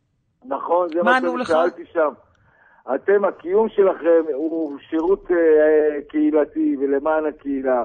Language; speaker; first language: Hebrew; native; Hebrew